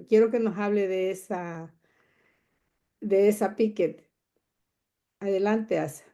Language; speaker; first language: Spanish; native; Spanish